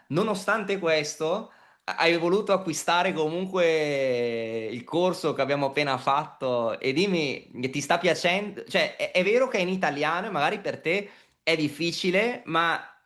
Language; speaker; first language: Italian; native; Italian